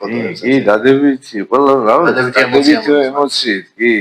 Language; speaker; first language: Georgian; native; Georgian